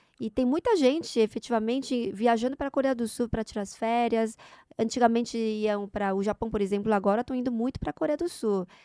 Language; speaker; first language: Portuguese; non-native, fluent; Korean